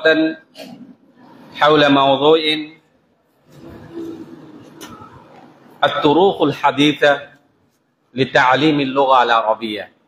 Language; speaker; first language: Arabic; non-native, fluent; Bangla